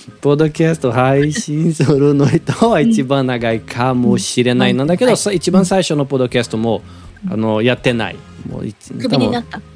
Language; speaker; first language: Japanese; non-native, learner; Portuguese